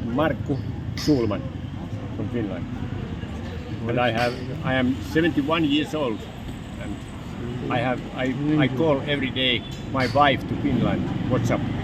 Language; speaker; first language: English; non-native, learner; Finnish